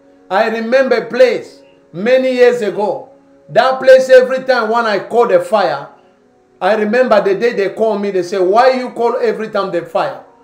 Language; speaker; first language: English; non-native, fluent; Lingala